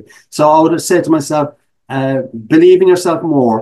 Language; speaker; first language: English; native; English